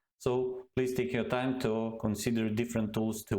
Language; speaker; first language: English; non-native, fluent; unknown